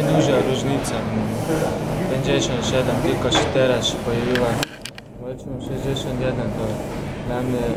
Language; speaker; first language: Polish; non-native, learner; Chechen